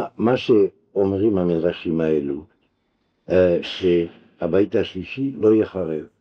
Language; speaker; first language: Hebrew; non-native, fluent; French